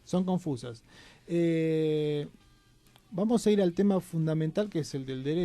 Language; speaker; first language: Spanish; native; Spanish